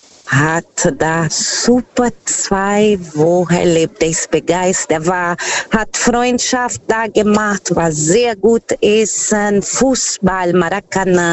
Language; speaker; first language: German; non-native, learner; Portuguese